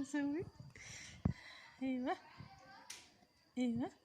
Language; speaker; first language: Arabic; non-native, learner; Oromo